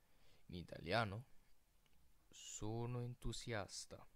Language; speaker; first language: Italian; non-native, fluent; Filipino